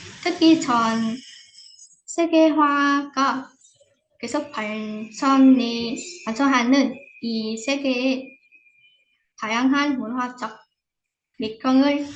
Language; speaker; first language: Korean; non-native, fluent; Vietnamese